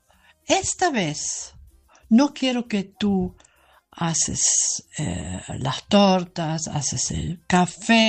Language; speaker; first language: Spanish; non-native, learner; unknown